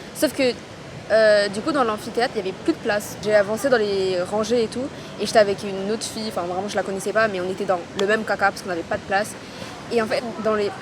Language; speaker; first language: French; native; French